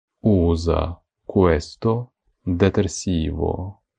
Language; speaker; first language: Italian; non-native, fluent; Ukrainian